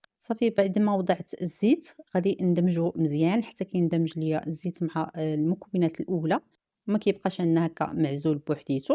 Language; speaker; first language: Arabic; native; Arabic